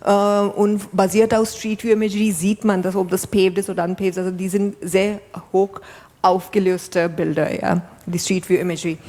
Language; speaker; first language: German; non-native, fluent; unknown